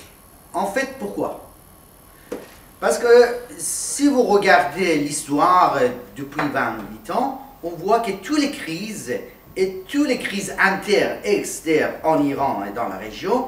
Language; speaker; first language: French; non-native, fluent; Persian